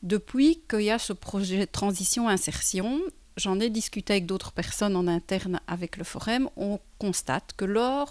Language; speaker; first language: French; native; French